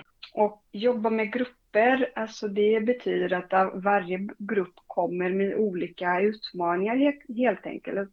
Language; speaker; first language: Swedish; non-native, fluent; Portuguese